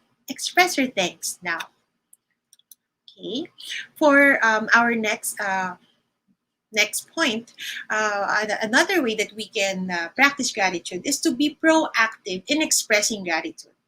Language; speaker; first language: English; non-native, local second language; Filipino